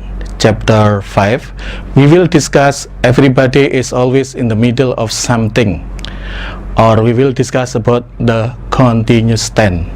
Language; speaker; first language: English; non-native, fluent; Indonesian